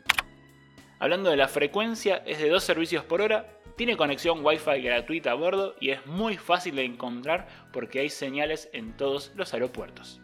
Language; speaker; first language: Spanish; native; Spanish